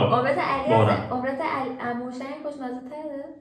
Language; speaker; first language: Persian; native; Persian